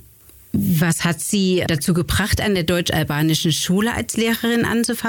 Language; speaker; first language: German; native; German